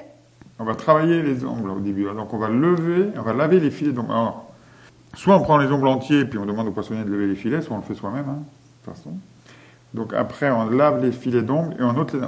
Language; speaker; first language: French; native; French